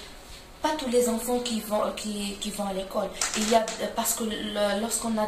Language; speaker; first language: French; non-native, local second language; Arabic